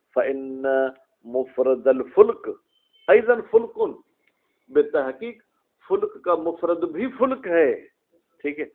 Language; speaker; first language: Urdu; non-native, local second language; Sindhi